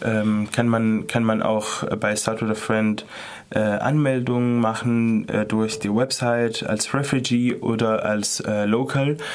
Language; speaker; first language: German; non-native, fluent; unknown